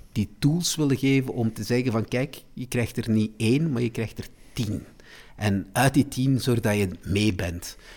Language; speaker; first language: Dutch; native; Dutch